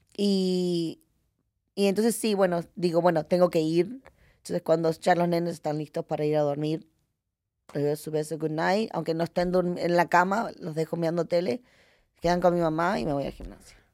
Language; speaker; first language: Spanish; native; Spanish